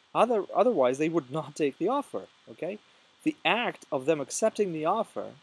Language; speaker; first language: English; non-native, fluent; Russian